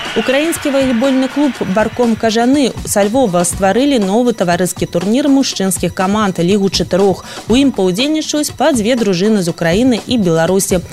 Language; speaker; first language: Belarusian; non-native, local second language; Russian